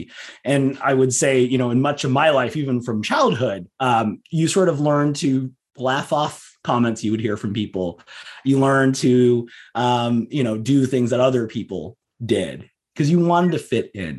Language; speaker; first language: English; native; English